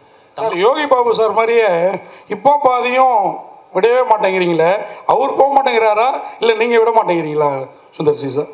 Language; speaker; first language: Tamil; native; Tamil